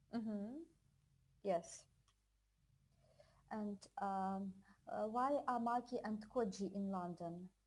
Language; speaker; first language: English; non-native, fluent; Russian